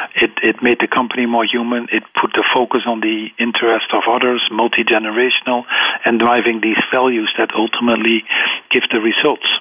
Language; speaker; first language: English; non-native, fluent; Dutch